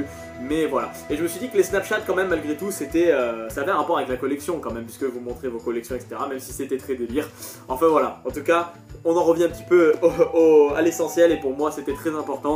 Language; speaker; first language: French; native; French